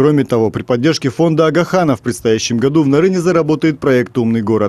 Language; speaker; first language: Russian; native; Russian